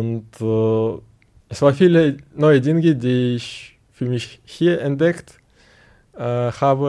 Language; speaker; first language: German; non-native, learner; Ukrainian